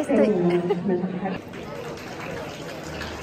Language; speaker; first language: Spanish; non-native, learner; Japanese